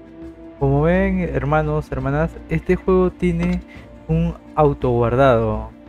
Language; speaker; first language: Spanish; native; Spanish